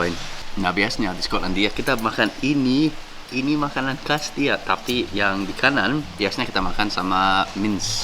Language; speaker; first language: Indonesian; non-native, fluent; English